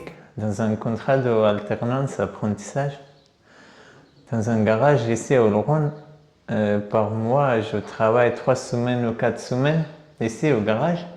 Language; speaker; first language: French; non-native, learner; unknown